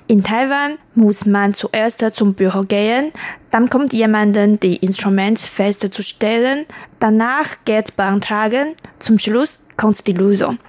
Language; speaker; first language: German; non-native, learner; Chinese